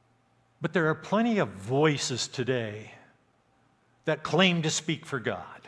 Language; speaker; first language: English; native; English